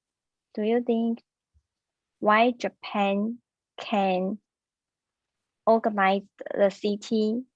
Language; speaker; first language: English; non-native, learner; Chinese